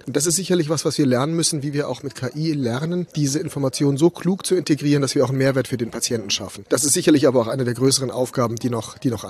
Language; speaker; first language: German; native; German